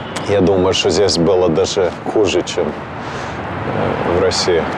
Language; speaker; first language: Russian; early bilingual, heritage; Russian